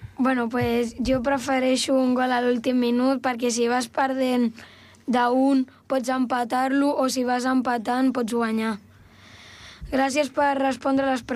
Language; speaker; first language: Catalan; native; Catalan